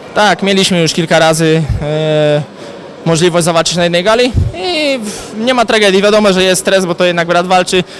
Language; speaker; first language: Polish; native; Polish